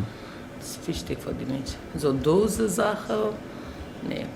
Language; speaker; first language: German; non-native, learner; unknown